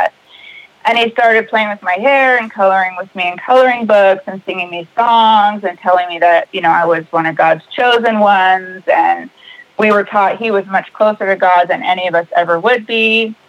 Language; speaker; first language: English; native; English